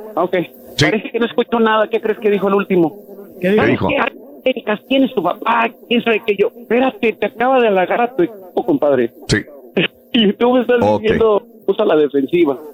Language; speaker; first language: Spanish; native; Spanish